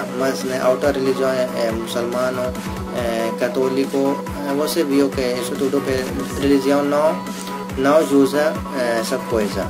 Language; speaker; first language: Portuguese; non-native, learner; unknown